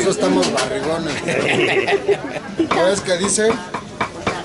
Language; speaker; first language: Spanish; native; Spanish